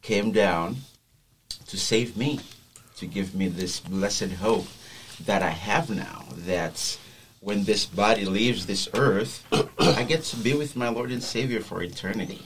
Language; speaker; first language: English; non-native, fluent; Haitian Creole